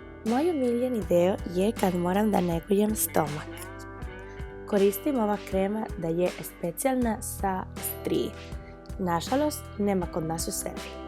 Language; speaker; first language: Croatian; non-native, fluent; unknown